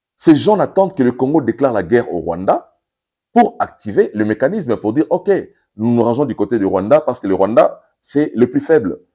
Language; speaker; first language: French; non-native, local second language; Lingala